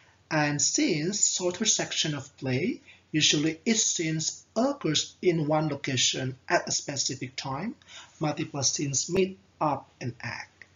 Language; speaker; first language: English; non-native, fluent; Indonesian